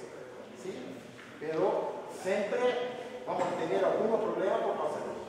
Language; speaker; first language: Spanish; non-native, fluent; Portuguese